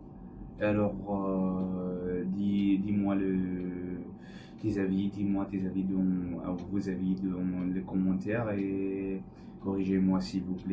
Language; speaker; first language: French; non-native, learner; English